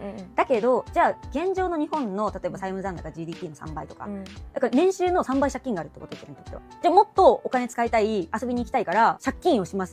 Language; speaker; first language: Japanese; native; Japanese